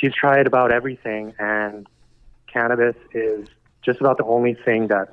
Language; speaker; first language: English; native; English